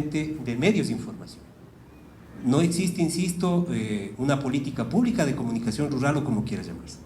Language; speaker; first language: Spanish; native; Spanish